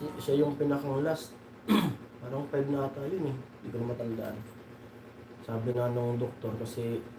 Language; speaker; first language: Filipino; non-native, local second language; Bikol